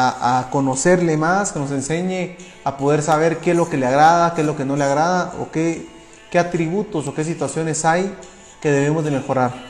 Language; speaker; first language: Spanish; native; Spanish